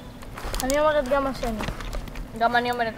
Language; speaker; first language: Hebrew; non-native, learner; Spanish